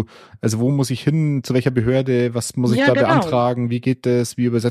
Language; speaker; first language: German; native; German